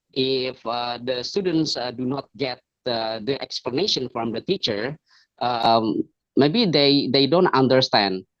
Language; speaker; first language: English; non-native, learner; Indonesian